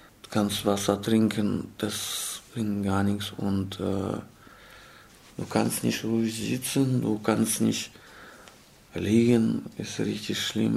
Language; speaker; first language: German; non-native, learner; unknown